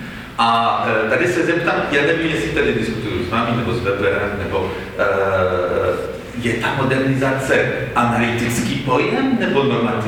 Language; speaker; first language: Czech; non-native, fluent; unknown